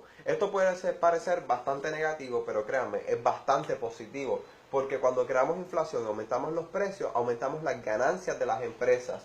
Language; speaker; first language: Spanish; native; Spanish